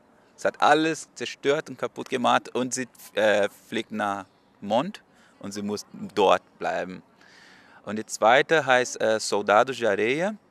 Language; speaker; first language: German; non-native, learner; Portuguese